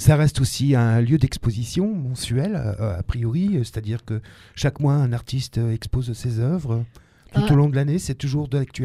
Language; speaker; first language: French; native; French